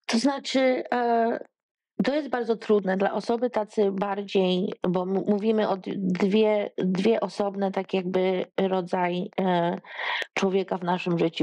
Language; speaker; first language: Polish; early bilingual, heritage; Polish